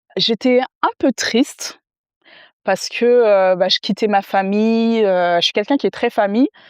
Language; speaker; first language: French; early bilingual, other home language; Wolof